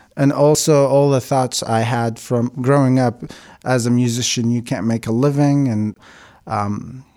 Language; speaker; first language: English; non-native, fluent; Syriac